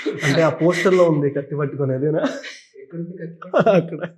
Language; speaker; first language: Telugu; native; Telugu